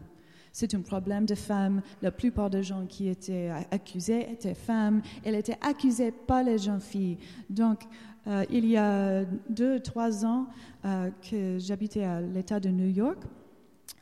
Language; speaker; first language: French; non-native, learner; English